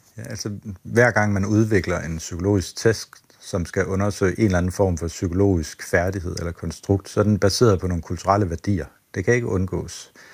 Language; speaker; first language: Danish; native; Danish